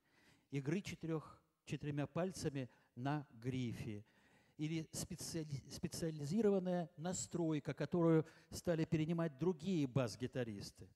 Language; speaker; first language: Russian; native; Russian